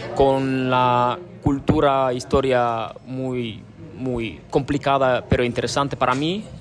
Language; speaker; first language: Spanish; non-native, fluent; Ukrainian